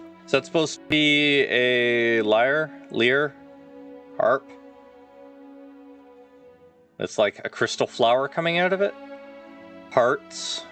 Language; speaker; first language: English; native; English